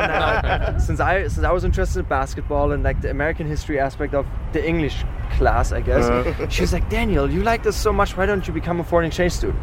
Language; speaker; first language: English; non-native, fluent; German